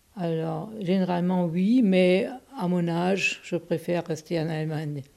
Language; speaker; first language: French; non-native, fluent; German